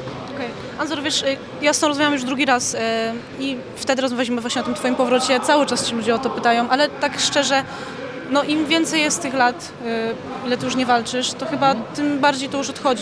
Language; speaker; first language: Polish; native; Polish